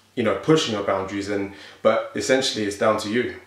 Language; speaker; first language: English; native; English